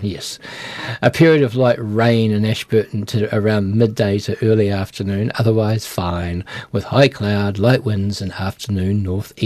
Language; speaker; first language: English; native; English